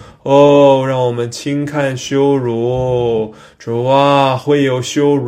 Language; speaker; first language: Chinese; native; Chinese